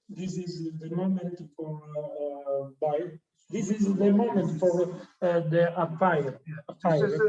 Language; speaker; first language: English; non-native, learner; Italian